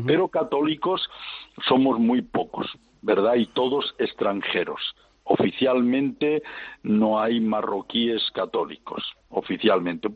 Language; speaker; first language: Spanish; native; Spanish